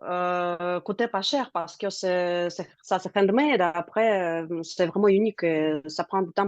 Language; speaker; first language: French; non-native, learner; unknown